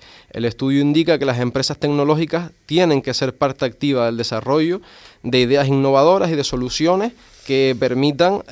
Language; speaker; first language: Spanish; native; Spanish